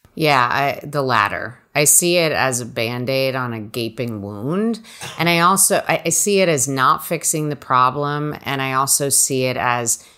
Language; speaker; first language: English; native; English